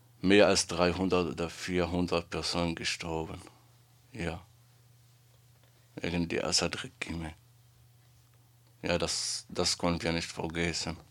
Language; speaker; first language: German; non-native, learner; Arabic